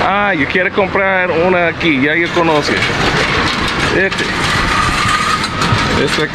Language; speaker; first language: Spanish; non-native, learner; English